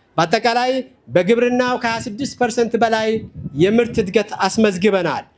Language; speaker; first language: Amharic; non-native, local second language; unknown